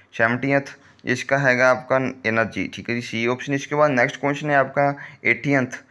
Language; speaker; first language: Hindi; non-native, local second language; Punjabi